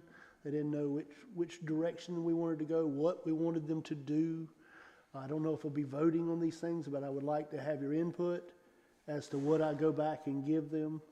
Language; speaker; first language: English; native; English